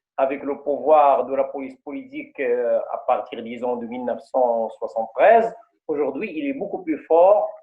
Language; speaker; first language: French; non-native, local second language; Arabic